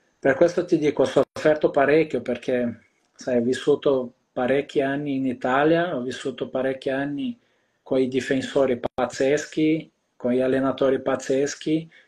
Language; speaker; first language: Italian; non-native, fluent; Portuguese